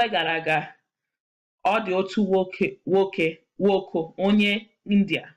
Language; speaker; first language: Igbo; non-native, learner; English